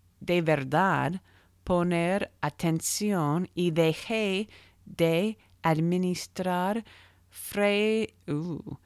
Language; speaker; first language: Spanish; non-native, learner; English